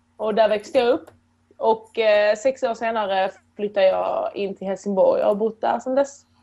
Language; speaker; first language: Swedish; early bilingual, other home language; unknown